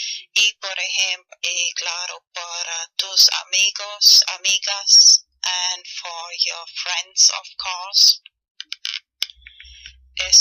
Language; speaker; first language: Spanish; non-native, fluent; German